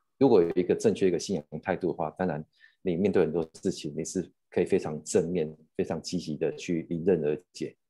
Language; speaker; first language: Chinese; native; Chinese